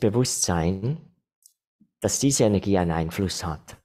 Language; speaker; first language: German; non-native, fluent; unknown